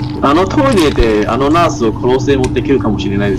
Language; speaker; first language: Japanese; non-native, learner; Chinese